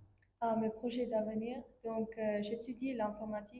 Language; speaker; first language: French; non-native, fluent; English